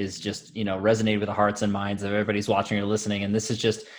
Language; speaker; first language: English; native; English